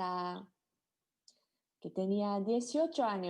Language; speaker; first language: Spanish; non-native, learner; Japanese